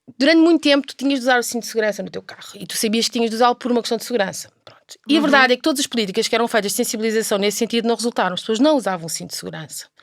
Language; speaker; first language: Portuguese; native; Portuguese